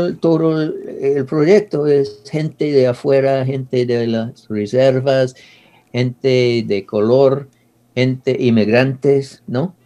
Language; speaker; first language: Spanish; non-native, learner; English